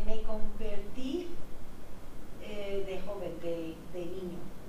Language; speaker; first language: Spanish; non-native, fluent; English